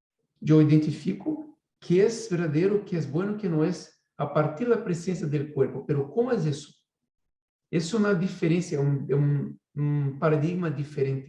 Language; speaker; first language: Spanish; non-native, fluent; Portuguese